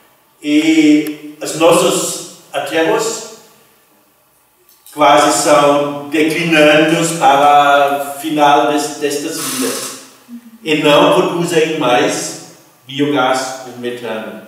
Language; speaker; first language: Portuguese; non-native, fluent; German